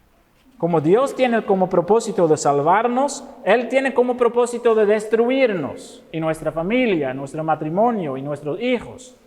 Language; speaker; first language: Spanish; non-native, fluent; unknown